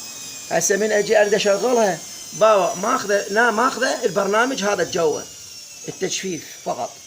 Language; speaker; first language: Arabic; native; Arabic